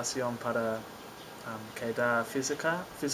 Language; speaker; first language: Spanish; non-native, learner; English